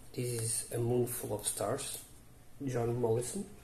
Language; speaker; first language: English; non-native, learner; Portuguese